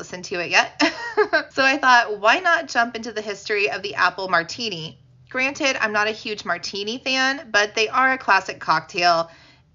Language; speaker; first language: English; native; English